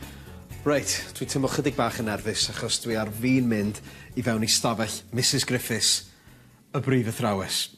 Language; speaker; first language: Welsh; native; Welsh